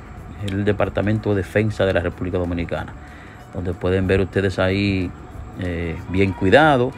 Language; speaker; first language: Spanish; native; Spanish